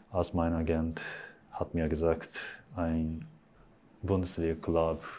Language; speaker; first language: German; non-native, learner; Japanese